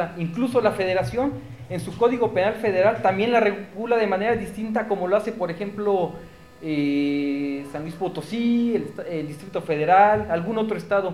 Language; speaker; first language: Spanish; native; Spanish